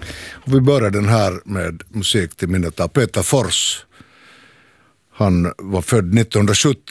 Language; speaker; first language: Swedish; native; Swedish